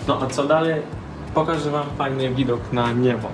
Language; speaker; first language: Polish; non-native, learner; Russian